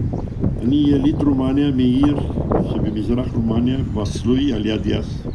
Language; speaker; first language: Hebrew; non-native, fluent; Romanian